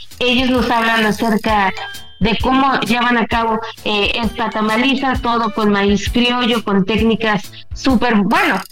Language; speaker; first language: Spanish; native; Spanish